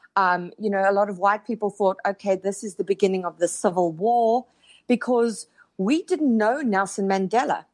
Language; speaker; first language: English; native; English